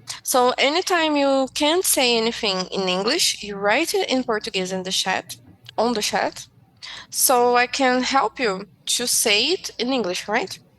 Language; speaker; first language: English; non-native, fluent; Portuguese